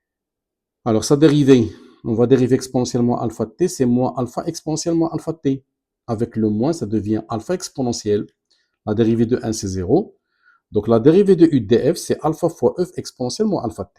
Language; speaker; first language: French; non-native, local second language; Arabic